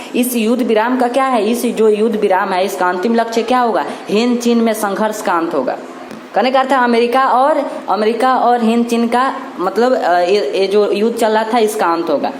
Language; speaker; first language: Hindi; native; Hindi